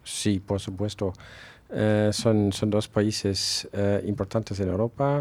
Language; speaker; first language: Spanish; non-native, fluent; German